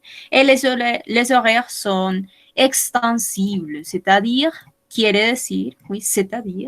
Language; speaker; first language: French; non-native, fluent; Spanish